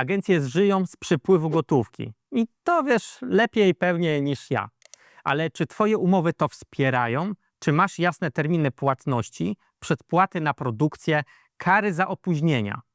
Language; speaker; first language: Polish; native; Polish